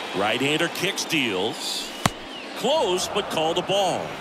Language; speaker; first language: English; native; English